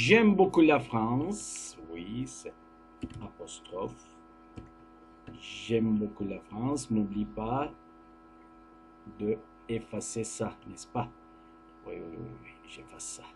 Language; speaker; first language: French; non-native, fluent; Turkish